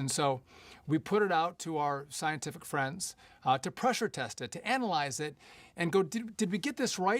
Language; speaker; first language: English; native; English